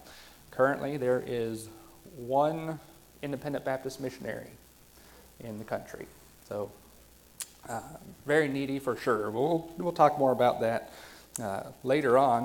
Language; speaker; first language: English; native; English